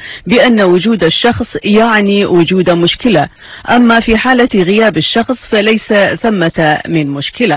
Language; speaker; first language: Arabic; native; Arabic